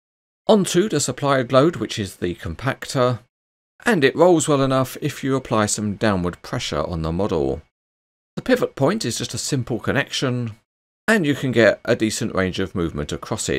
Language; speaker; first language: English; native; English